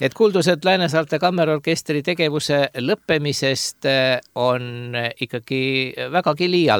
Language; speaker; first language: Estonian; native; Estonian